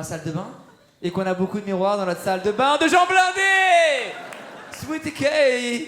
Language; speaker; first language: French; native; French